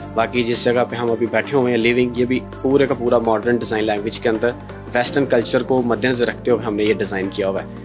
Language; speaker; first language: Urdu; non-native, local second language; Punjabi